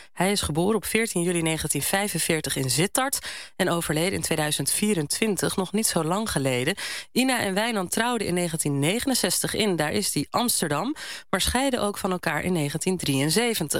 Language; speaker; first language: Dutch; native; Dutch